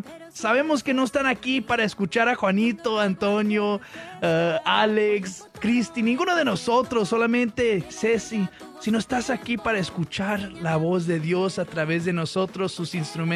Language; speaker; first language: Spanish; early bilingual, heritage; Spanish